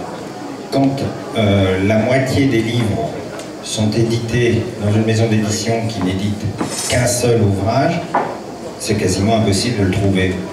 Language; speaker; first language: French; native; French